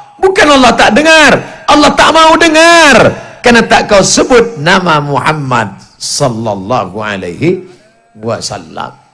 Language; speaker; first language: Indonesian; native; Indonesian